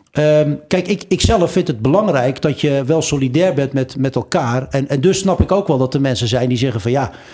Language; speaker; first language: Dutch; early bilingual, other home language; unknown